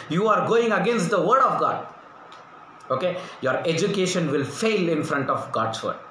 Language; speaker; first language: English; non-native, local second language; Telugu